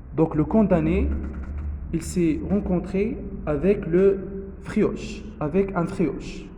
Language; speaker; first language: French; non-native, local second language; Arabic